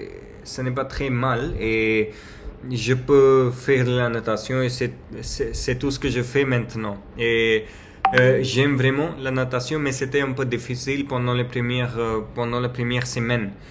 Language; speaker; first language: French; non-native, learner; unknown